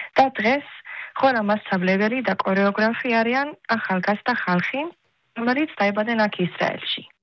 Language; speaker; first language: Georgian; early bilingual, heritage; Georgian